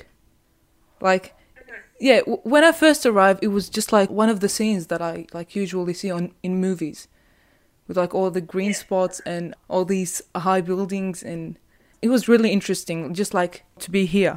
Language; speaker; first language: English; non-native, fluent; Arabic